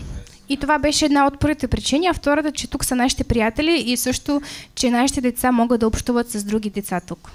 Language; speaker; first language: Bulgarian; non-native, fluent; Russian